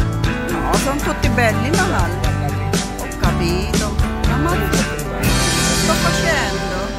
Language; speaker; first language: Italian; non-native, learner; Filipino